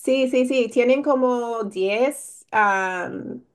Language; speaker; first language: Spanish; non-native, fluent; English